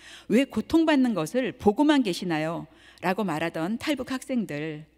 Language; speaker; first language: Korean; native; Korean